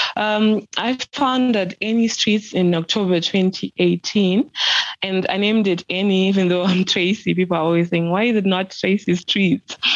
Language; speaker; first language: English; non-native, local second language; Shona